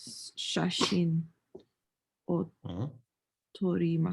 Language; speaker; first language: Japanese; non-native, learner; English